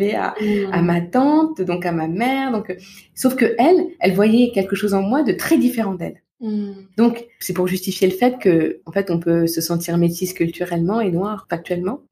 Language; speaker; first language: French; native; French